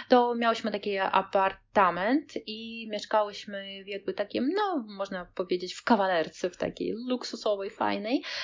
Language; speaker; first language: Polish; non-native, fluent; Russian